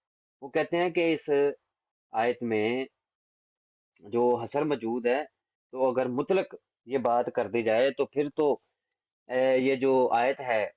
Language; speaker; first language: Hindi; non-native, local second language; Punjabi